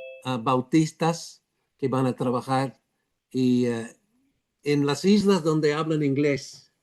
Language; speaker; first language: Spanish; non-native, fluent; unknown